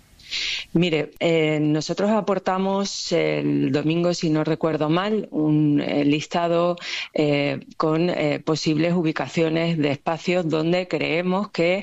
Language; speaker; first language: Spanish; native; Spanish